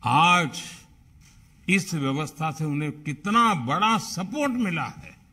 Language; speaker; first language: Hindi; non-native, local second language; Gujarati